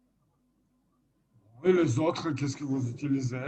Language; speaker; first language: French; non-native, fluent; Lithuanian